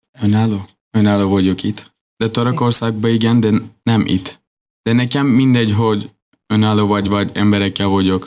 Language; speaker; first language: Hungarian; non-native, learner; Turkish